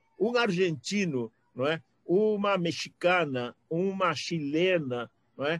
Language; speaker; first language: Portuguese; native; Portuguese